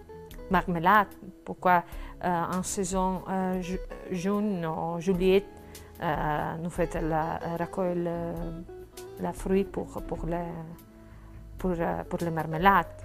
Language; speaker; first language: French; non-native, learner; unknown